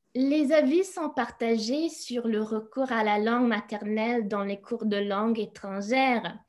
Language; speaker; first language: French; non-native, fluent; English